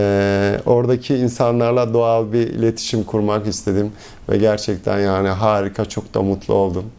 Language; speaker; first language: Turkish; early bilingual, heritage; Turkish